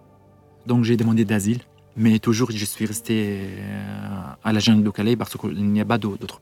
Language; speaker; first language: French; non-native, learner; Arabic